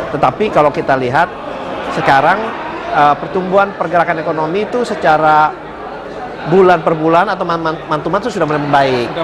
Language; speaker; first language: Indonesian; native; Indonesian